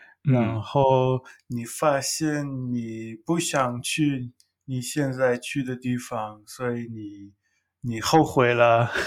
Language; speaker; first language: Chinese; non-native, fluent; English